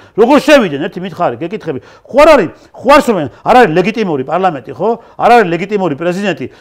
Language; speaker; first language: Georgian; native; Georgian